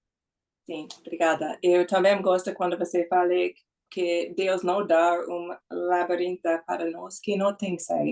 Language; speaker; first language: Portuguese; non-native, learner; English